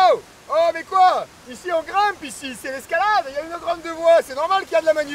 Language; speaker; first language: French; native; French